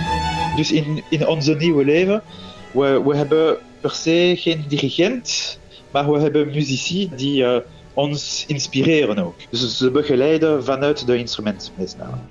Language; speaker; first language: Dutch; non-native, local second language; French